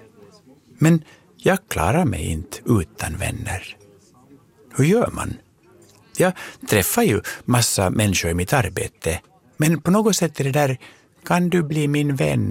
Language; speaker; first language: Swedish; native; Swedish